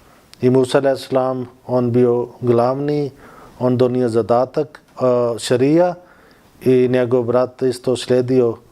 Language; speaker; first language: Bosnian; non-native, fluent; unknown